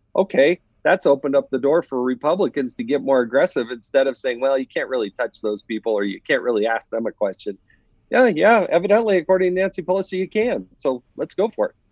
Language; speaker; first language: English; native; English